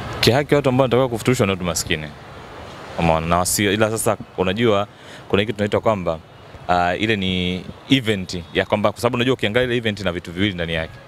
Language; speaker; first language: Swahili; native; Swahili